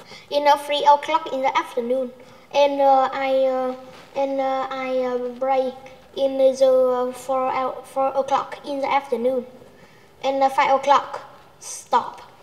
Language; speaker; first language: English; non-native, learner; Vietnamese